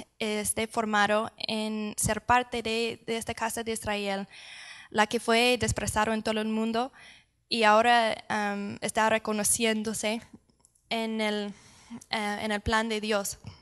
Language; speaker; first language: Spanish; non-native, fluent; English